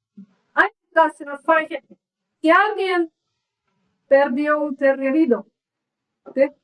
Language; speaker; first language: Spanish; non-native, learner; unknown